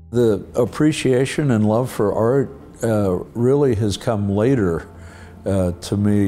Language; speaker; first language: English; native; English